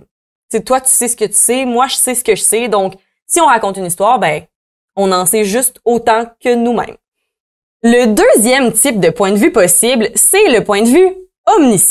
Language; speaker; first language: French; native; French